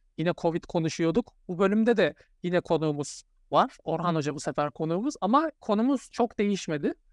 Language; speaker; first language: Turkish; native; Turkish